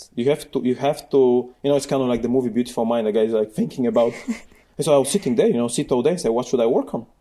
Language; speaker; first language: English; non-native, fluent; Bulgarian